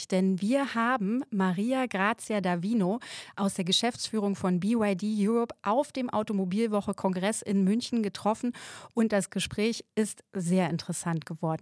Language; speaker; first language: German; native; German